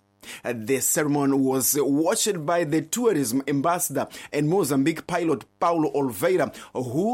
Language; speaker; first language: English; non-native, fluent; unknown